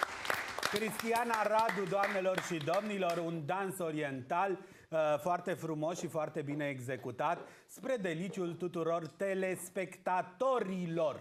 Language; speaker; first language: Romanian; native; Romanian